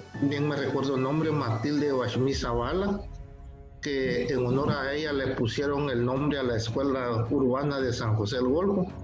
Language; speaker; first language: Spanish; native; Spanish